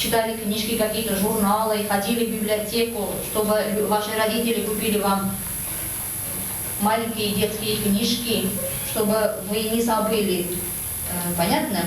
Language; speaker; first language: Russian; non-native, local second language; Bashkir